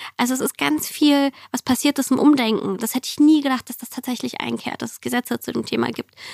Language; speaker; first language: German; early bilingual, other home language; Russian